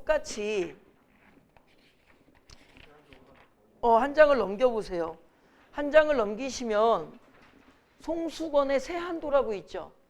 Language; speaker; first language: Korean; native; Korean